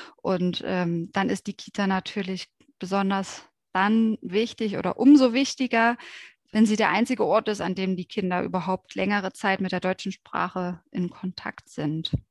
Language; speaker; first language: German; native; German